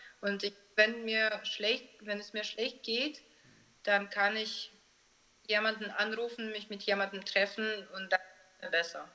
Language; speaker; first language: German; non-native, fluent; Russian